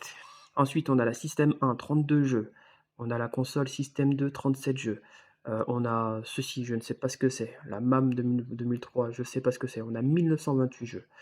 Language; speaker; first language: French; native; French